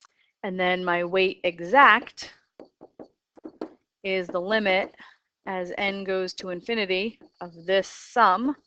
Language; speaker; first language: English; native; English